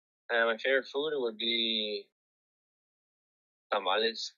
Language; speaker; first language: English; early bilingual, other home language; Spanish